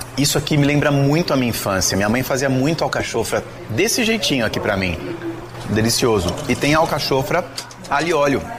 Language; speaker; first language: Portuguese; native; Portuguese